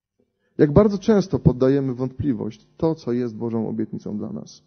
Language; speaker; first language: Polish; native; Polish